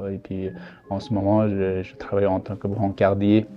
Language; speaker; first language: French; non-native, fluent; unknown